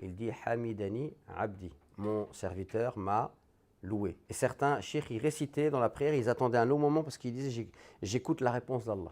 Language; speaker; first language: French; native; French